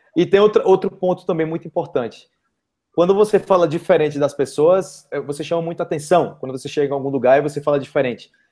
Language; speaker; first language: Portuguese; native; Portuguese